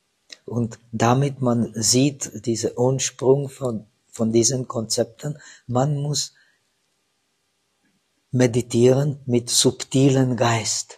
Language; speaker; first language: German; non-native, fluent; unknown